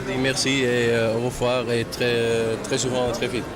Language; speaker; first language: French; non-native, learner; Dutch